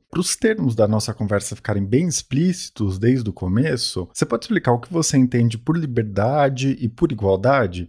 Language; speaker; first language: Portuguese; native; Portuguese